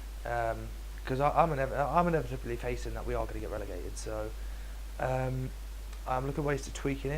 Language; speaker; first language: English; native; English